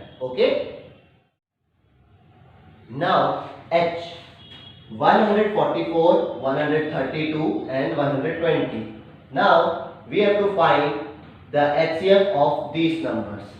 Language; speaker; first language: English; non-native, local second language; Hindi